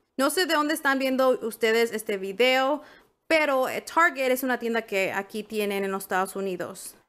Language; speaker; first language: Spanish; early bilingual, heritage; Spanish